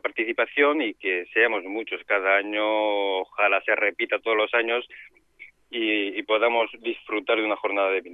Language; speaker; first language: Spanish; native; Spanish